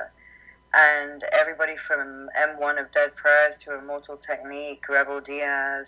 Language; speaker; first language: English; native; English